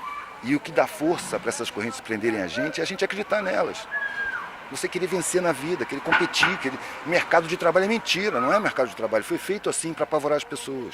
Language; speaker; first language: Portuguese; native; Portuguese